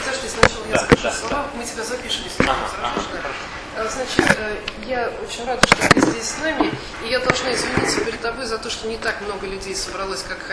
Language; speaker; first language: Russian; native; Russian